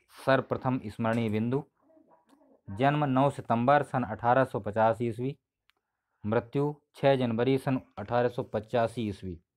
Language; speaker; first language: Hindi; native; Hindi